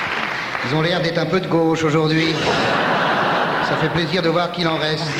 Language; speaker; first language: French; native; French